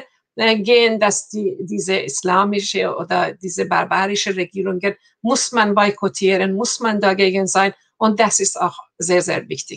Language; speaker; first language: German; non-native, fluent; Persian